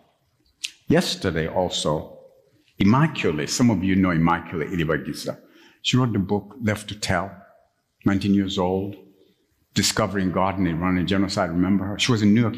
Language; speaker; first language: English; non-native, local second language; Ganda